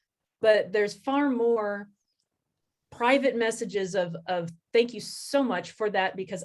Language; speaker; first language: English; native; English